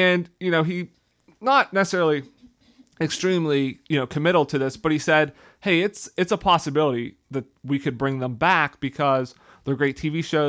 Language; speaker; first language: English; native; English